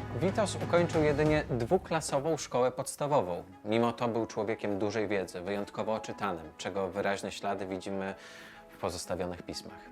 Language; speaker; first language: Polish; native; Polish